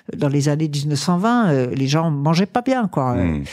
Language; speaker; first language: French; native; French